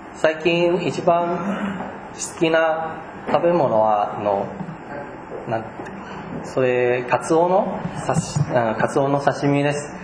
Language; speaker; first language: Japanese; non-native, fluent; Chinese